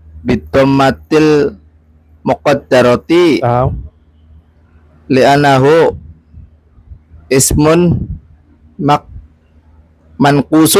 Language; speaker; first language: Arabic; non-native, learner; Indonesian